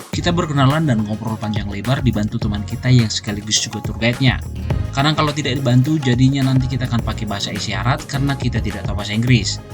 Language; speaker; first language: Indonesian; native; Indonesian